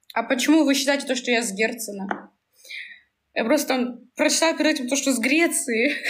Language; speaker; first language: Russian; native; Russian